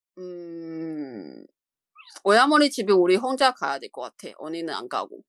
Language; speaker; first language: Korean; non-native, learner; Chinese